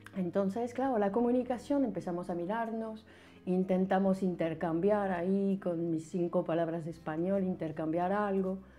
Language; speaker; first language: Spanish; non-native, fluent; French